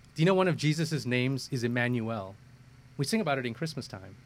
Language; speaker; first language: English; early bilingual, other home language; Malayalam